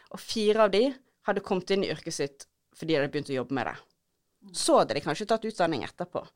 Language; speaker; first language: Norwegian; native; Norwegian